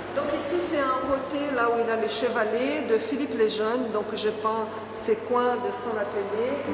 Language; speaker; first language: French; non-native, fluent; Portuguese